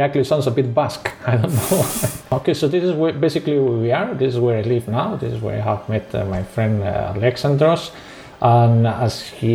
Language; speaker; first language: English; non-native, fluent; Spanish